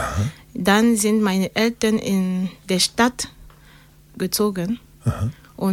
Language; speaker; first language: German; non-native, learner; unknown